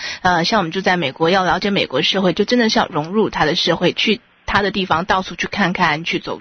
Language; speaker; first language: Chinese; native; Chinese